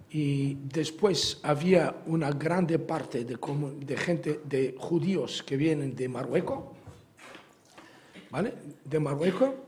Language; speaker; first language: Spanish; non-native, fluent; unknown